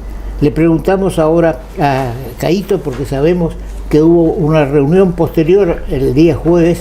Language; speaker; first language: Spanish; native; Spanish